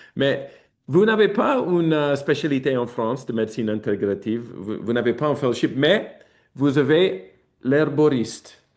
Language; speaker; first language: French; non-native, fluent; English